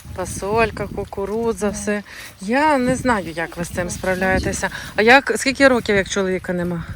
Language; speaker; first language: Ukrainian; native; Ukrainian